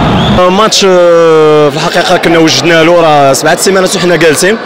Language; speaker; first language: Arabic; native; Arabic